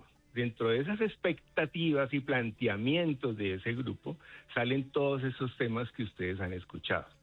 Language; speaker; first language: Spanish; native; Spanish